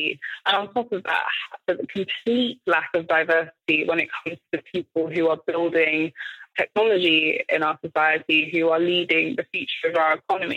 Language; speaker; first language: English; native; English